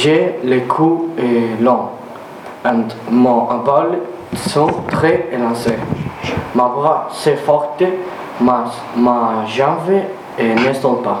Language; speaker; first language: French; non-native, learner; Spanish